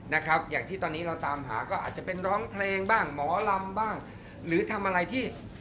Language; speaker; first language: Thai; native; Thai